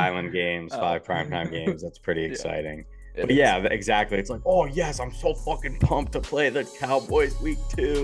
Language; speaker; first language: English; native; English